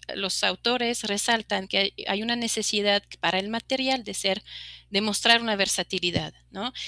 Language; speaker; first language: Spanish; non-native, fluent; French